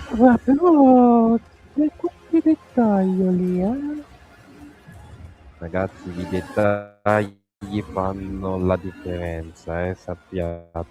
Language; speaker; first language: Italian; native; Italian